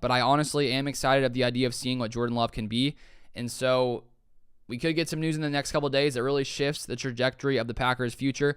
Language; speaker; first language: English; native; English